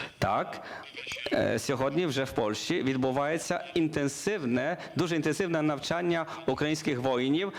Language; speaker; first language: Ukrainian; non-native, learner; Polish